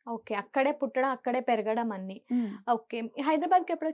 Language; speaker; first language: Telugu; native; Telugu